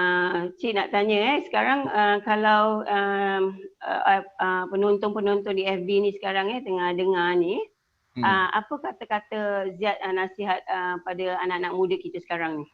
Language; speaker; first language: Malay; native; Malay